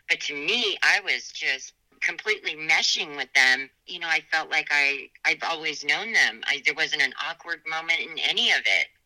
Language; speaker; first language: English; native; English